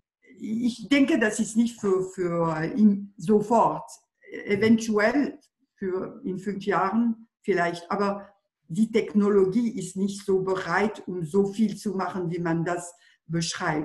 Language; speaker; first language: German; non-native, fluent; French